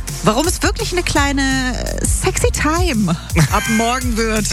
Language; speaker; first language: German; native; German